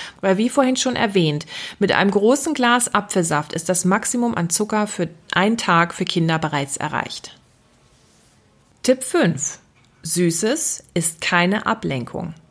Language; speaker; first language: German; native; German